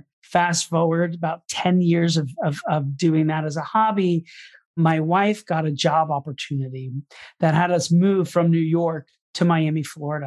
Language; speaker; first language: English; native; English